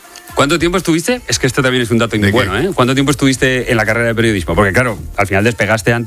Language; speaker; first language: Spanish; native; Spanish